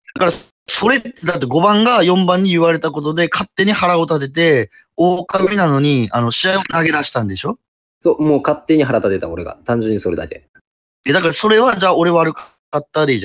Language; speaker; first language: Japanese; native; Japanese